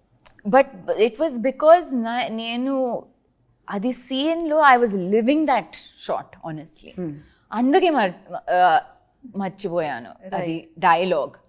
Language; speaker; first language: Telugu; non-native, learner; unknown